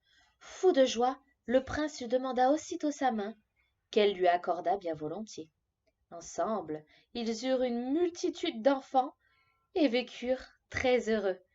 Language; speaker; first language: French; native; French